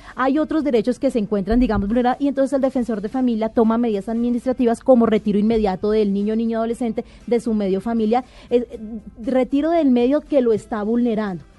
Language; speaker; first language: Spanish; native; Spanish